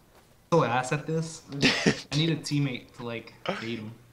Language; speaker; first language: English; native; English